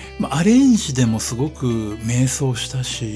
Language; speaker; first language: Japanese; native; Japanese